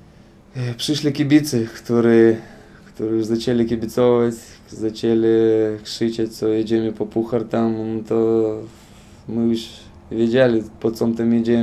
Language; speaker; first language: Polish; non-native, fluent; Lithuanian